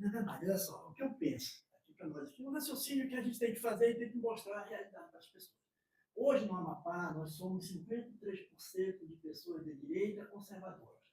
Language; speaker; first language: Portuguese; native; Portuguese